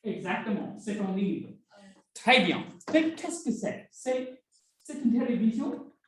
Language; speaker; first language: French; non-native, fluent; English